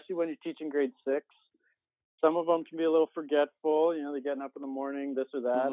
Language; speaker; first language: English; native; English